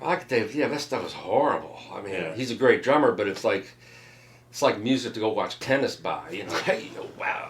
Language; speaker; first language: English; native; English